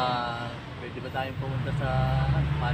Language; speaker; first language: Filipino; native; Filipino